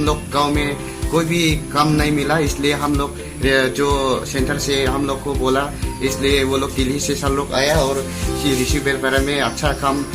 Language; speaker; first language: Hindi; non-native, local second language; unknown